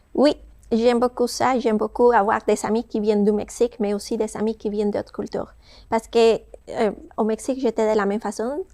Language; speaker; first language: French; non-native, fluent; Spanish